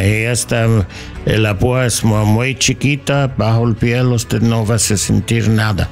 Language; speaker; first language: Spanish; non-native, learner; English